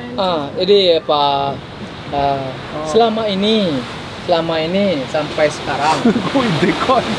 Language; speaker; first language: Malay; non-native, fluent; Japanese